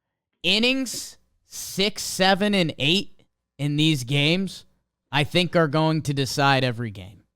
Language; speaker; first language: English; native; English